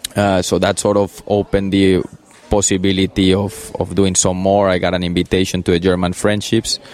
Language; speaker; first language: English; early bilingual, other home language; Spanish